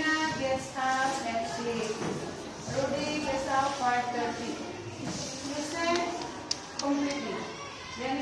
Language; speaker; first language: English; non-native, learner; Indonesian